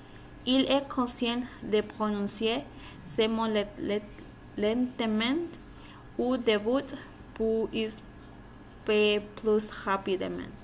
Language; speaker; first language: French; non-native, learner; Spanish